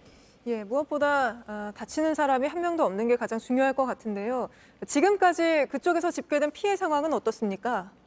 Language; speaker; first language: Korean; native; Korean